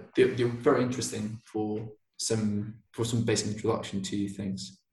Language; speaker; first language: English; non-native, fluent; Spanish